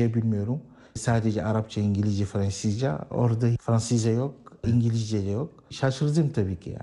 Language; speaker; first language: Turkish; non-native, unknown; Arabic